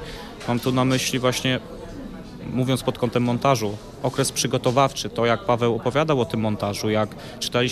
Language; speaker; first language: Polish; native; Polish